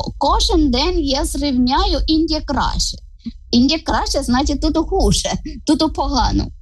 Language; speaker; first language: Ukrainian; non-native, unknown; Malayalam